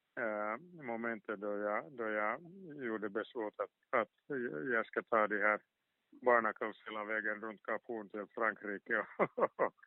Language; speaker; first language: Swedish; non-native, local second language; Finnish